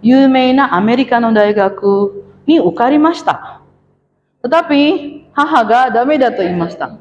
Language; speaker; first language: Japanese; non-native, fluent; Indonesian